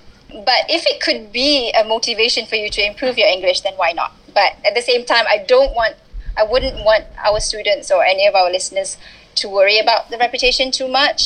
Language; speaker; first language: English; early bilingual, other home language; Malay